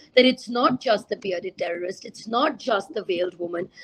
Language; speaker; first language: English; non-native, local second language; Urdu